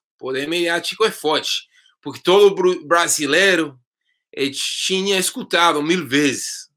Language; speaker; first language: Portuguese; non-native, fluent; English